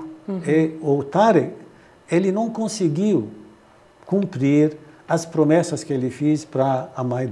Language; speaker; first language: Portuguese; non-native, fluent; Arabic